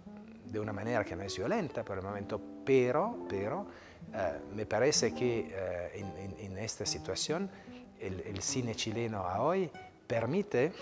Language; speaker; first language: Spanish; non-native, fluent; Italian